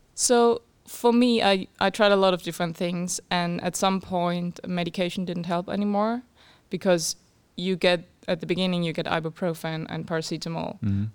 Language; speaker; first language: English; non-native, fluent; German